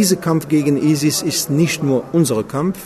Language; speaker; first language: German; non-native, fluent; Kurdish